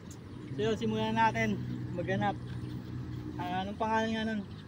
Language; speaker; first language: Filipino; native; Filipino